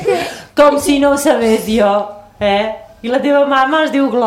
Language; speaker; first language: Catalan; native; Catalan